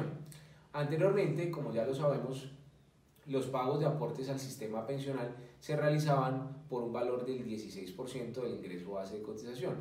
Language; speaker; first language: Spanish; native; Spanish